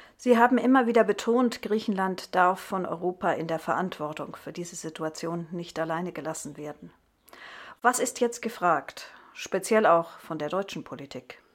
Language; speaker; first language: German; native; German